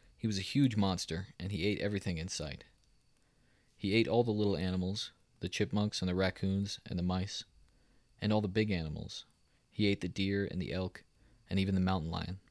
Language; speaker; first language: English; native; English